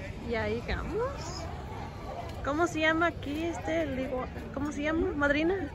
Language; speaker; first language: Spanish; early bilingual, heritage; Spanish